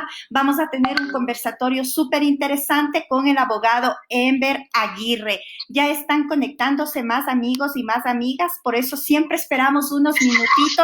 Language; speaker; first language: Spanish; native; Spanish